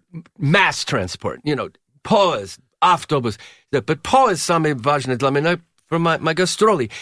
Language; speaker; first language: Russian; non-native, learner; English